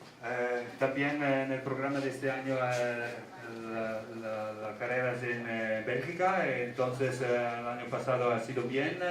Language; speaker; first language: Spanish; non-native, learner; Italian